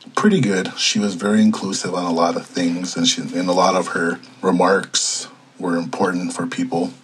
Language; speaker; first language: English; native; English